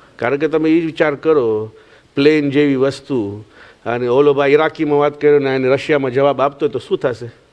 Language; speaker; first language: Gujarati; early bilingual, heritage; Gujarati